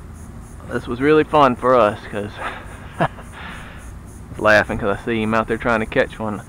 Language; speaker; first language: English; native; English